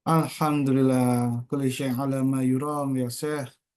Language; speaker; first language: Arabic; non-native, learner; Indonesian